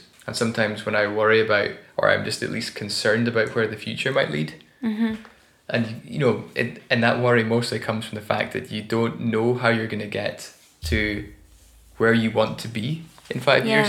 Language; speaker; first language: English; native; English